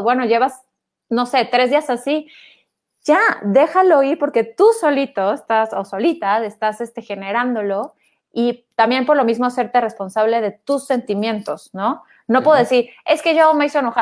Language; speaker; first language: Spanish; native; Spanish